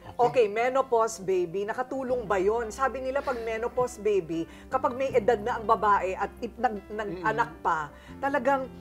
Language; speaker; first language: Filipino; native; Filipino